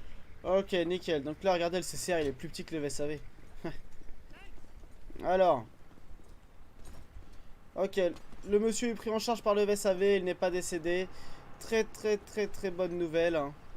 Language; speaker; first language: French; native; French